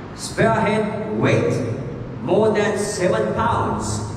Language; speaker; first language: English; non-native, local second language; Sinhala